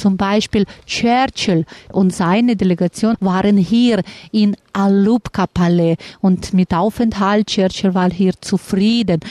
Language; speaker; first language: German; non-native, learner; Russian